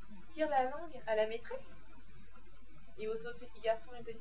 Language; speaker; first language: French; native; French